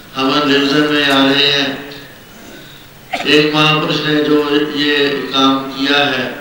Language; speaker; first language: Hindi; non-native, local second language; Punjabi